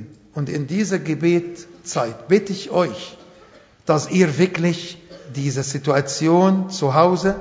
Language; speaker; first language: German; non-native, fluent; Arabic